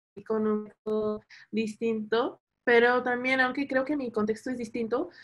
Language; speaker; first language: Spanish; early bilingual, heritage; Spanish